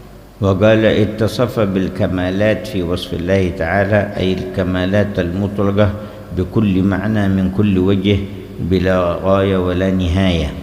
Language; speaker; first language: Arabic; native; Arabic